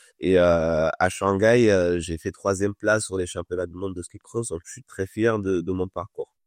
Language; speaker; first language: French; non-native, local second language; Wolof